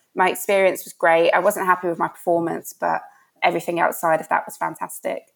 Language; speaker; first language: English; native; English